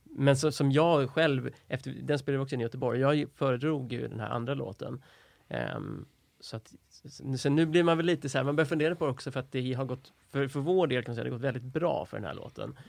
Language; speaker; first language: Swedish; native; Swedish